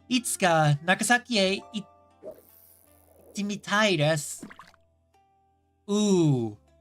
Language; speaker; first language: Japanese; non-native, learner; English